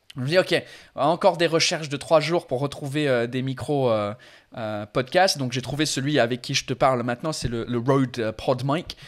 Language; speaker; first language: French; non-native, fluent; English